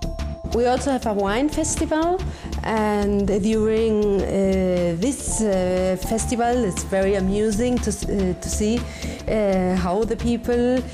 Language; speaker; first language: English; non-native, learner; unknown